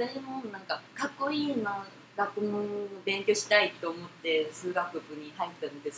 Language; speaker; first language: Japanese; non-native, fluent; Korean